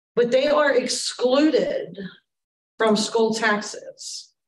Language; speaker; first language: English; native; English